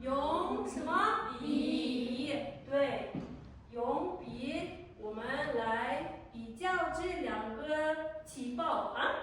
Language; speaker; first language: Chinese; non-native, fluent; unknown